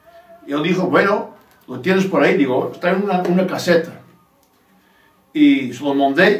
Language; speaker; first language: Spanish; non-native, fluent; English